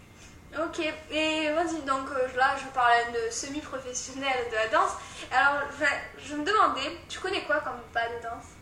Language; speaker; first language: French; native; French